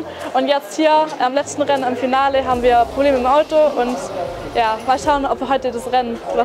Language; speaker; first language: German; native; German